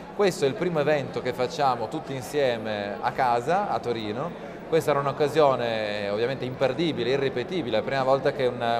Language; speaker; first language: Italian; native; Italian